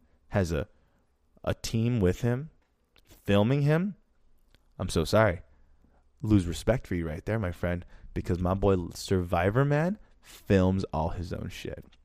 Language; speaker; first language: English; early bilingual, other home language; Spanish